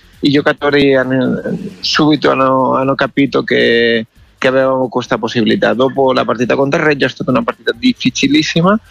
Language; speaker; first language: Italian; non-native, learner; Spanish